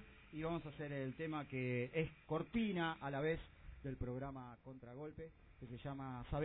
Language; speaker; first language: Spanish; native; Spanish